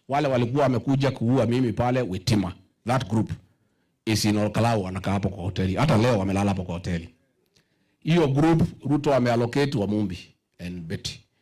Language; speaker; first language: Swahili; non-native, local second language; Kikuyu